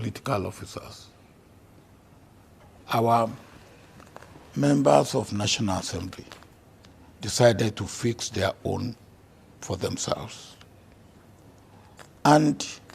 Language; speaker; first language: English; non-native, local second language; Yoruba